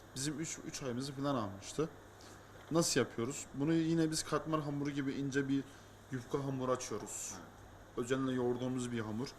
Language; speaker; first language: Turkish; native; Turkish